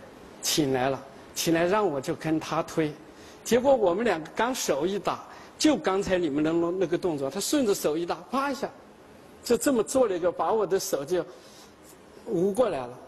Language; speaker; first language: Chinese; native; Chinese